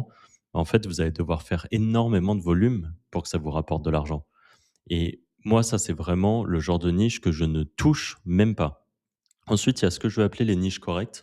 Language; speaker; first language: French; native; French